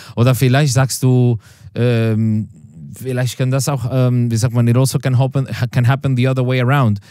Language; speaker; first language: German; non-native, learner; Spanish